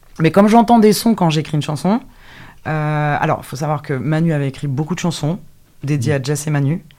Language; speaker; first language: French; native; French